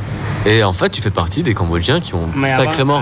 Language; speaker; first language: French; native; French